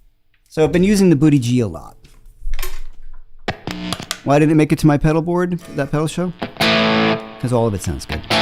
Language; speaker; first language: English; native; English